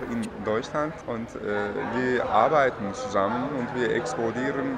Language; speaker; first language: German; non-native, fluent; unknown